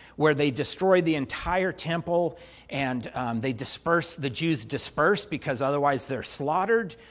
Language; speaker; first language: English; native; English